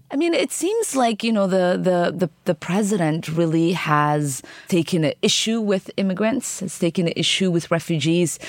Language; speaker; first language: English; early bilingual, other home language; Somali